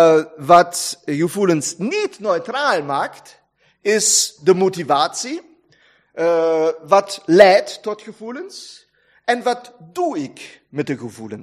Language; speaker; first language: Dutch; non-native, fluent; German